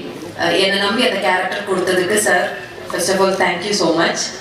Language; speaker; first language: Tamil; non-native, learner; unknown